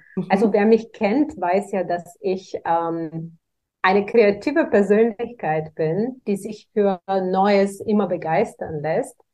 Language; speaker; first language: German; non-native, fluent; Bulgarian